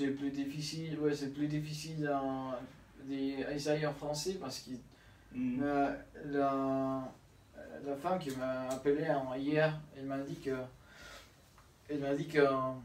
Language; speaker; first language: French; non-native, learner; Spanish